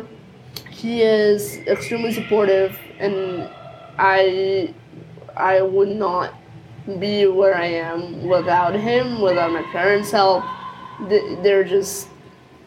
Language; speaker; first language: English; early bilingual, other home language; Spanish